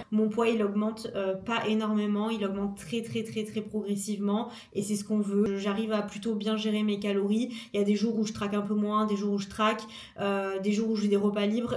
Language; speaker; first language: French; native; French